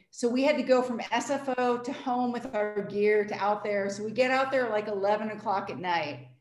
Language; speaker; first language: English; native; English